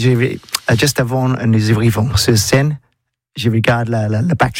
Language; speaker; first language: French; non-native, learner; English